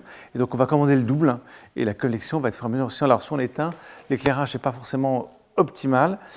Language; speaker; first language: French; native; French